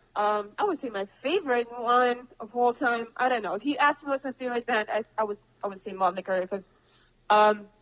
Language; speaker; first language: English; non-native, fluent; Russian